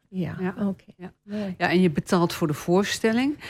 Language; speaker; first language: Dutch; native; Dutch